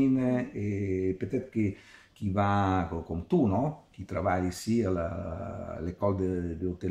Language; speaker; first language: French; non-native, learner; Italian